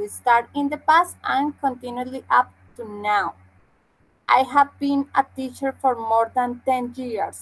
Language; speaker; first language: English; non-native, fluent; Spanish